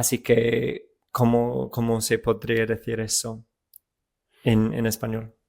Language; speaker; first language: Spanish; non-native, fluent; English